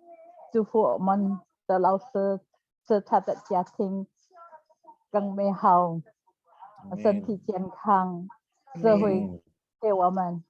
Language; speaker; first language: Chinese; non-native, learner; Indonesian